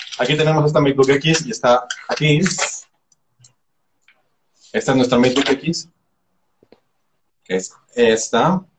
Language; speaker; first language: Spanish; native; Spanish